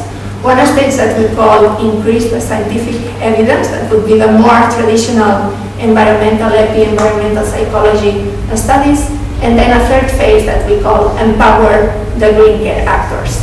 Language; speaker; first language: English; non-native, fluent; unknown